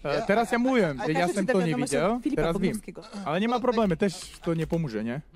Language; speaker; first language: Polish; non-native, learner; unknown